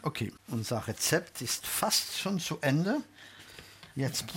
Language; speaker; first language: German; non-native, fluent; French